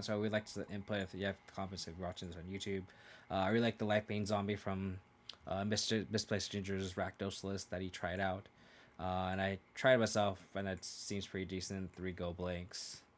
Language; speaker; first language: English; native; English